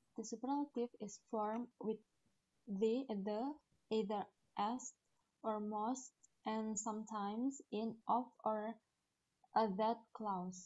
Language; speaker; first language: English; non-native, learner; Indonesian